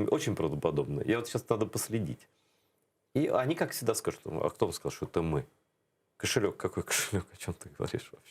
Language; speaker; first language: Russian; native; Russian